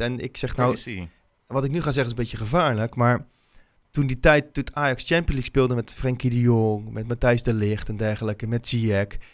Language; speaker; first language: Dutch; native; Dutch